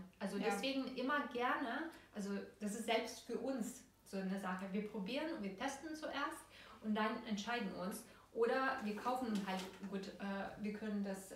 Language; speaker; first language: German; non-native, fluent; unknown